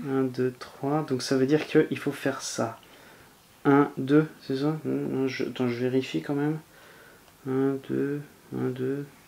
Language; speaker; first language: French; native; French